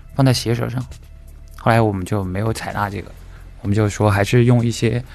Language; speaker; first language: Chinese; native; Chinese